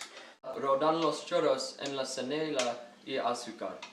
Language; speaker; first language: Spanish; non-native, learner; English